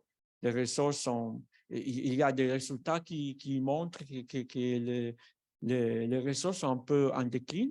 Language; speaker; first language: French; non-native, fluent; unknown